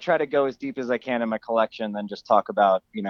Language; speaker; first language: English; native; English